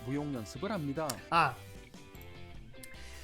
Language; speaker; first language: Korean; native; Korean